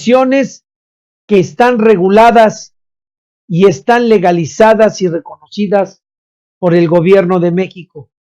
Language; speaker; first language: Spanish; native; Spanish